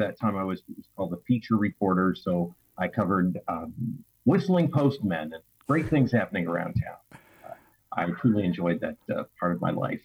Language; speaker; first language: English; native; English